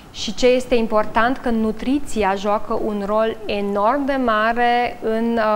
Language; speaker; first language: Romanian; native; Romanian